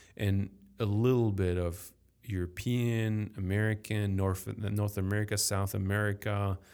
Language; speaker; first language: English; non-native, fluent; French